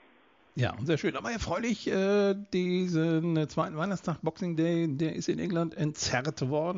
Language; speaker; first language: German; native; German